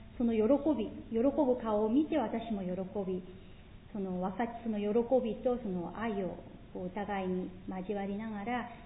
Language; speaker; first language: Japanese; non-native, fluent; Korean